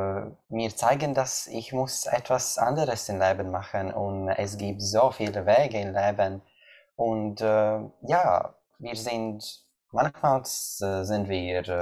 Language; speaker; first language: German; non-native, learner; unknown